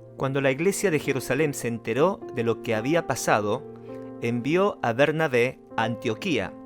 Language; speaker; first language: Spanish; non-native, fluent; Korean